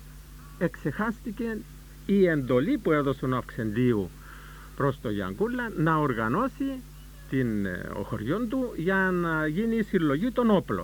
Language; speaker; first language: Greek; native; Greek